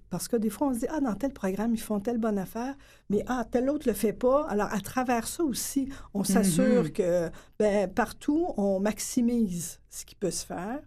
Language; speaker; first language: French; native; French